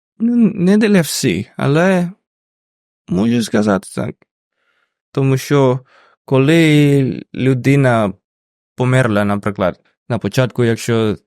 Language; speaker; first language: Ukrainian; non-native, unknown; Indonesian